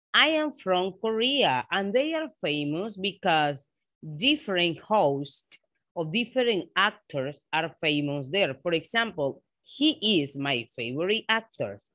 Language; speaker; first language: English; non-native, learner; Spanish